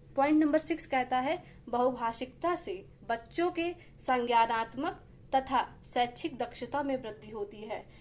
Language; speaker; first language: Hindi; native; Hindi